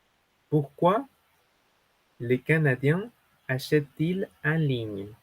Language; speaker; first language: French; non-native, fluent; Spanish